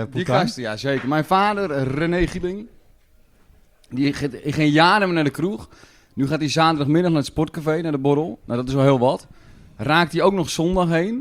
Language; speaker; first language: Dutch; native; Dutch